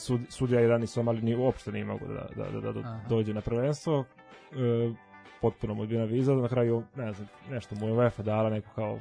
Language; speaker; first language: Serbian; native; Serbian